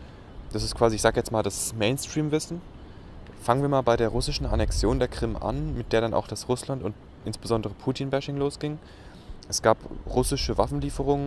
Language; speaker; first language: German; native; German